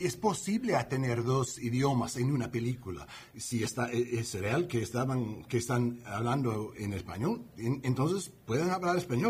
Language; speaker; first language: Spanish; non-native, learner; English